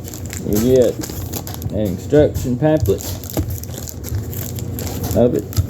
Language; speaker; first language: English; native; English